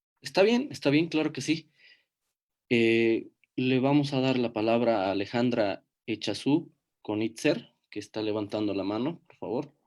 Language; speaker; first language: Spanish; native; Spanish